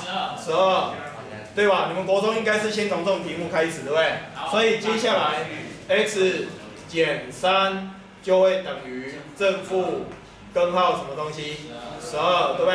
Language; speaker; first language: Chinese; native; Chinese